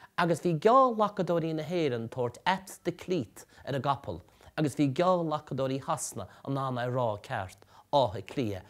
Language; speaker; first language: Irish; native; Irish